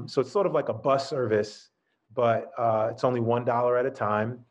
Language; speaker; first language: English; native; English